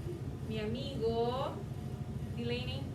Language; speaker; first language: Spanish; non-native, fluent; English